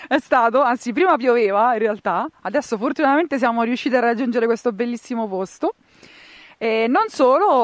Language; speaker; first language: Italian; native; Italian